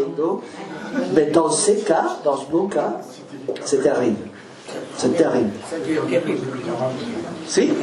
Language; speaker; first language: French; non-native, learner; Spanish